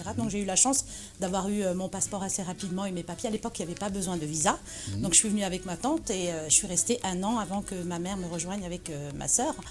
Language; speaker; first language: French; early bilingual, other home language; Arabic